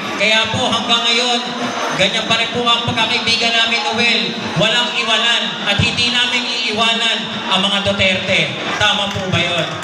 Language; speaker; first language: Filipino; native; Filipino